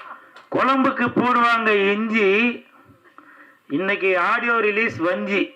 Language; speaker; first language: Tamil; native; Tamil